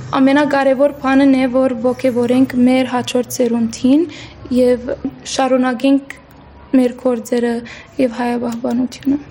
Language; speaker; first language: Armenian; early bilingual, heritage; Armenian